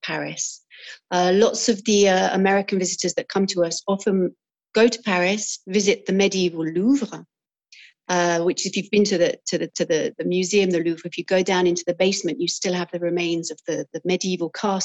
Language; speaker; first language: English; native; English